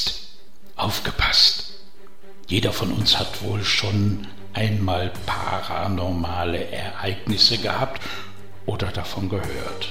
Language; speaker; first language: German; native; German